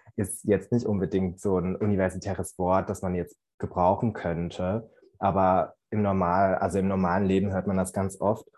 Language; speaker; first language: German; native; German